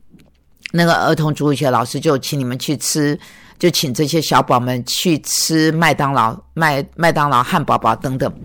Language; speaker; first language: Chinese; native; Chinese